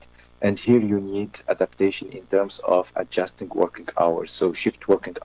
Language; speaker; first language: English; non-native, fluent; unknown